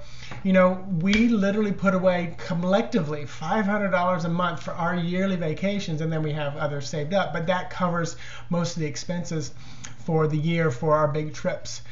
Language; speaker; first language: English; native; English